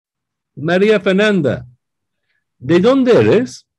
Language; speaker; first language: Spanish; non-native, fluent; English